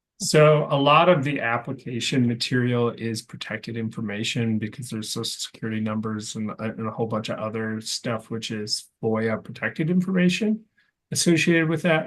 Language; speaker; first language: English; native; English